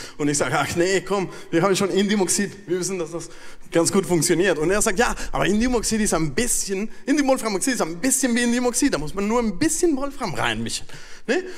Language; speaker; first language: German; non-native, fluent; Spanish